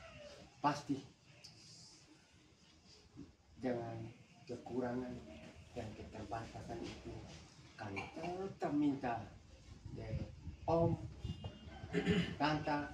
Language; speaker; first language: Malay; non-native, local second language; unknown